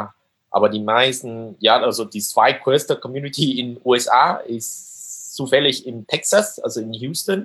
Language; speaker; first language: German; non-native, fluent; Vietnamese